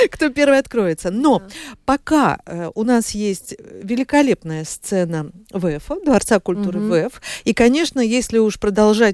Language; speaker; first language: Russian; native; Russian